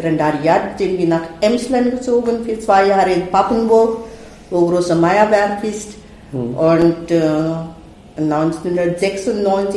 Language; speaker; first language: German; non-native, fluent; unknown